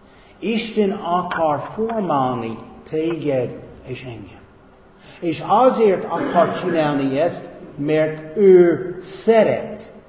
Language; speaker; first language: Hungarian; non-native, fluent; English